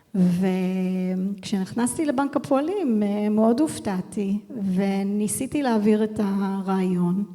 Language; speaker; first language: Hebrew; early bilingual, heritage; English